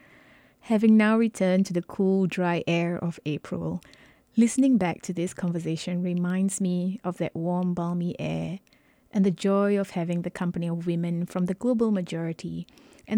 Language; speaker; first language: English; non-native, local second language; Malay